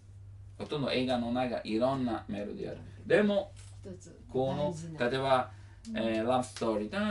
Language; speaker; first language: Japanese; non-native, learner; Italian